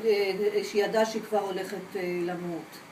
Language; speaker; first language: Hebrew; native; Hebrew